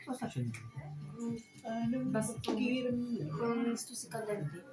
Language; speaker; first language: Italian; early bilingual, other home language; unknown